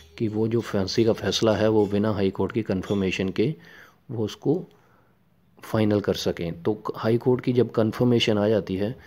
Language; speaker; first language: Hindi; non-native, local second language; Punjabi